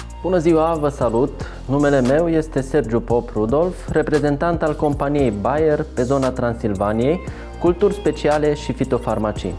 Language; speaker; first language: Romanian; native; Romanian